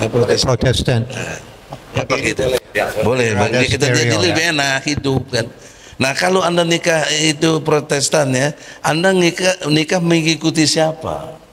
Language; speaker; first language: Indonesian; native; Indonesian